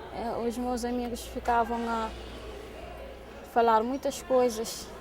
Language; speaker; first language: Portuguese; non-native, local second language; Kabuverdianu